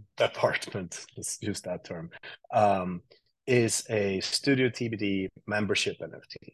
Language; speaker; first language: English; non-native, fluent; Swedish